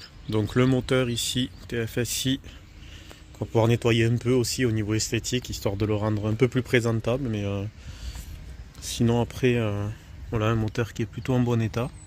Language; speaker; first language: French; native; French